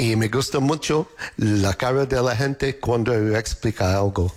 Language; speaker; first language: Spanish; non-native, learner; English